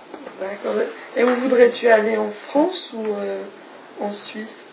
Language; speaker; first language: French; non-native, fluent; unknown